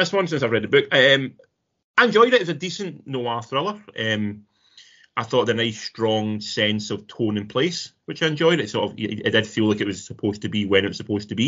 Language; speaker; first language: English; native; English